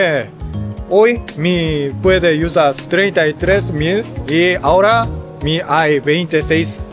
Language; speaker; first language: Spanish; non-native, learner; Korean